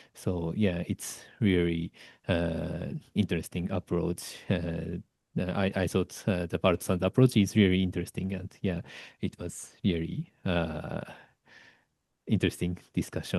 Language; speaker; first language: English; non-native, learner; Japanese